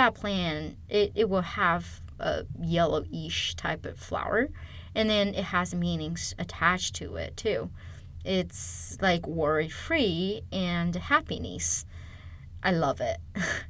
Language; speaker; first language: English; non-native, fluent; Chinese